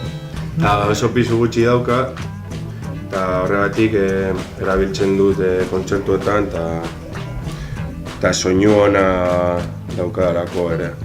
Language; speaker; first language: Basque; non-native, local second language; Spanish